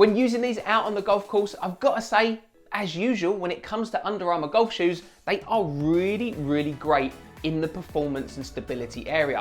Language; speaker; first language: English; native; English